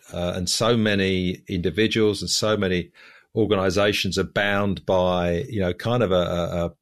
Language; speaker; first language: English; native; English